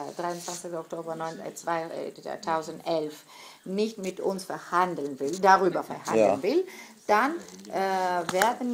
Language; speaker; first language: German; non-native, fluent; Greek